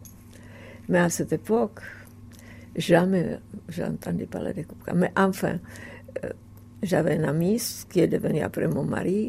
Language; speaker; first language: French; non-native, fluent; Czech